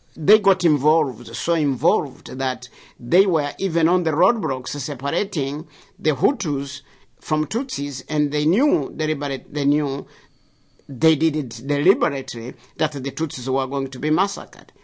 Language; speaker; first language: English; non-native, local second language; Kinyarwanda